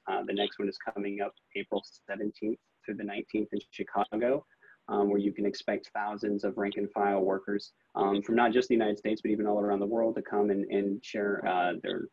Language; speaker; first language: English; native; English